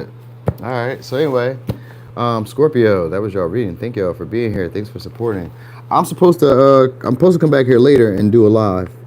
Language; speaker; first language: English; native; English